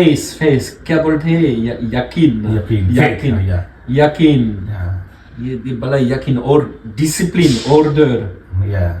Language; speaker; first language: Hindi; non-native, learner; French